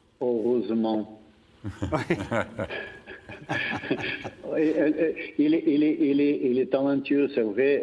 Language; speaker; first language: French; non-native, fluent; Russian